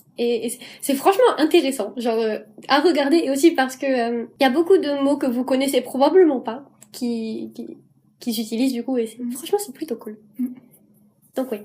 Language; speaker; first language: French; native; French